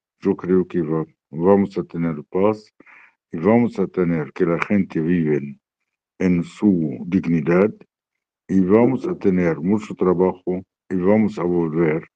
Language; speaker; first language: Spanish; non-native, learner; Arabic